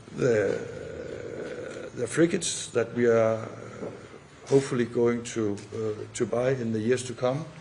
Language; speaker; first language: English; non-native, fluent; Danish